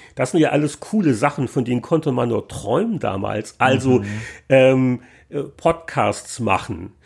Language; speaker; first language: German; native; German